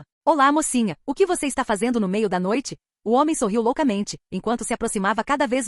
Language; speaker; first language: Portuguese; native; Portuguese